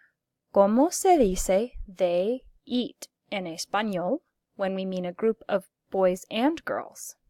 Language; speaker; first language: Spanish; non-native, fluent; English